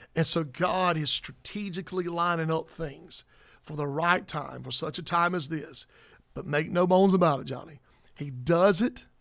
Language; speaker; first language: English; native; English